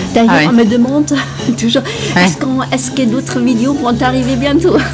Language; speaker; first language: French; non-native, fluent; German